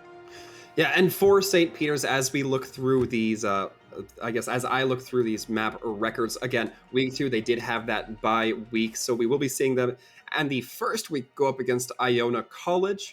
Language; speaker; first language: English; native; English